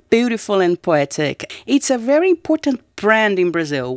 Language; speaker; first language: English; non-native, fluent; Portuguese